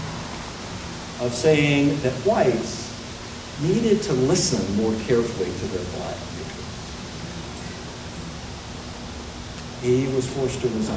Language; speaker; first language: English; native; English